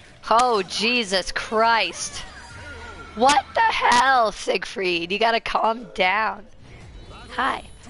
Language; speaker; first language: English; early bilingual, other home language; Turkish